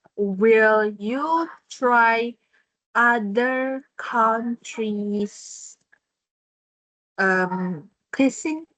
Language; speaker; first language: English; non-native, fluent; Indonesian